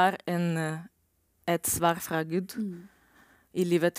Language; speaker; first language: Norwegian; non-native, learner; Romanian